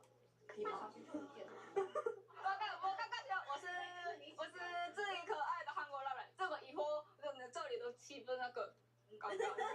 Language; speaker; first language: Chinese; non-native, learner; Korean